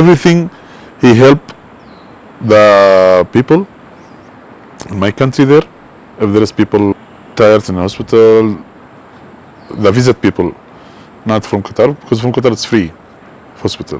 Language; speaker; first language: English; non-native, learner; Arabic